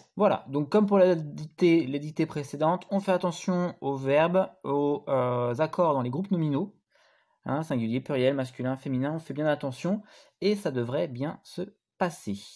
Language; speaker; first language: French; native; French